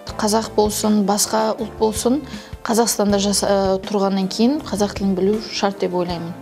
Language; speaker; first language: Kazakh; non-native, local second language; Turkish